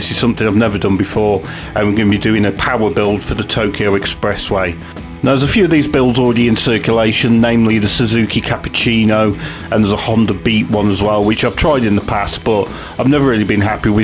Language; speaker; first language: English; native; English